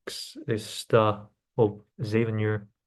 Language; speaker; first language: Dutch; non-native, learner; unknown